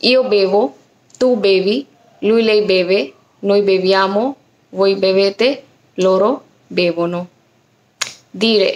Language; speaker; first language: Italian; non-native, fluent; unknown